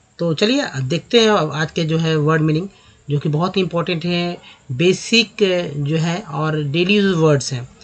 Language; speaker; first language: Hindi; native; Hindi